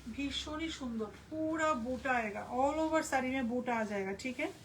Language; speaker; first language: Hindi; non-native, local second language; Bangla